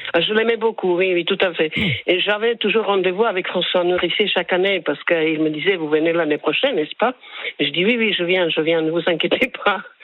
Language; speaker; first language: French; non-native, fluent; Slovak